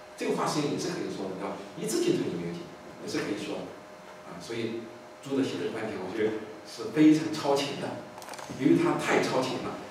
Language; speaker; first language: Chinese; native; Chinese